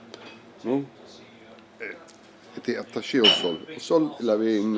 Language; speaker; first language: French; non-native, learner; Italian